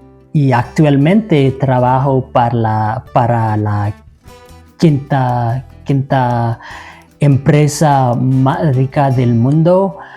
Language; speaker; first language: Spanish; non-native, learner; Malagasy